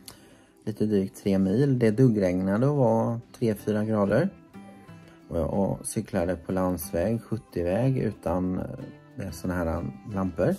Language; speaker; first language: Swedish; native; Swedish